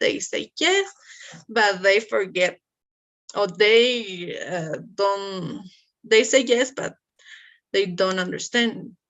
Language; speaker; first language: English; non-native, learner; Spanish